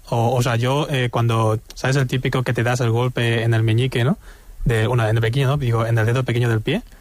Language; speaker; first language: Spanish; early bilingual, other home language; Chinese